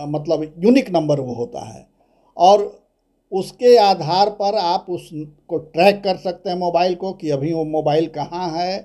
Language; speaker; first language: Hindi; native; Hindi